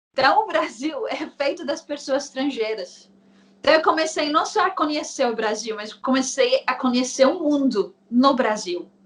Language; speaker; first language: Portuguese; non-native, fluent; Arabic